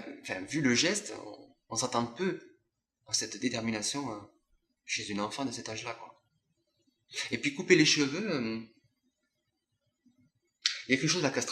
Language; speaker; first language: French; native; French